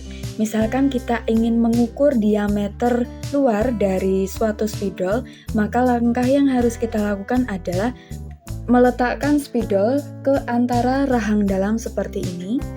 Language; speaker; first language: Indonesian; native; Indonesian